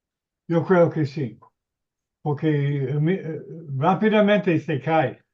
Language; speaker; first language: Spanish; non-native, learner; English